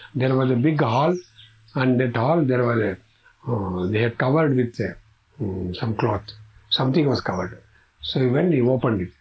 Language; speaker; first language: English; non-native, local second language; Kannada